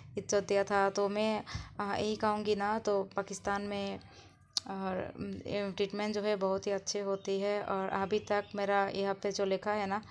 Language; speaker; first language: Hindi; non-native, learner; Bangla